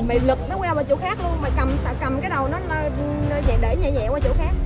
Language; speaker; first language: Vietnamese; native; Vietnamese